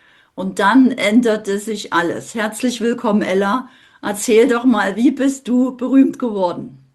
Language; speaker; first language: German; native; German